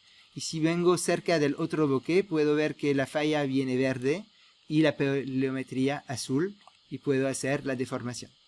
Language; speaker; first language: Spanish; non-native, fluent; French